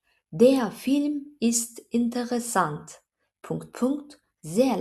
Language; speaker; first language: German; non-native, fluent; Azerbaijani